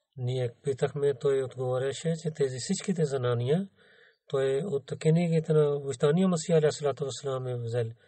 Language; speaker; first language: Bulgarian; non-native, fluent; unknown